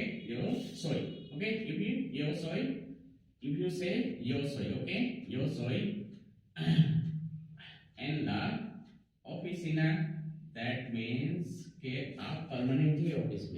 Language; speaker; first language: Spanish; non-native, learner; Hindi